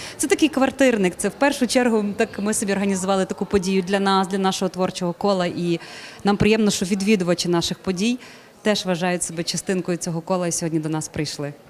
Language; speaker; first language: Ukrainian; native; Ukrainian